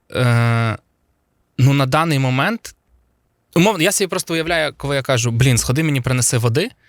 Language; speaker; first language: Ukrainian; non-native, local second language; Russian